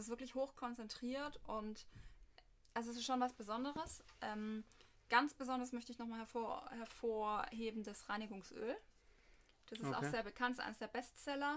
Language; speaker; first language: German; native; German